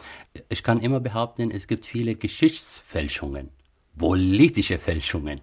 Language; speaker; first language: German; non-native, fluent; Arabic